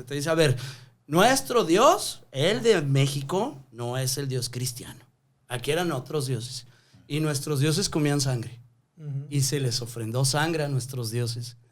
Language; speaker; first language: Spanish; native; Spanish